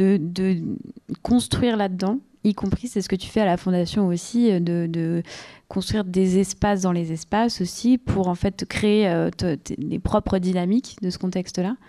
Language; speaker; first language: French; native; French